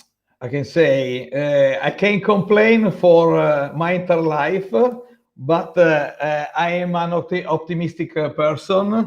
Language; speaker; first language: English; non-native, fluent; Italian